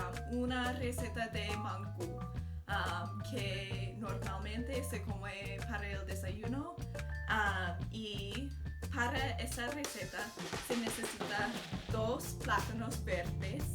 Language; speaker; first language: Spanish; non-native, fluent; English